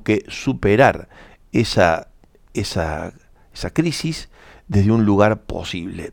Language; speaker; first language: Spanish; native; Spanish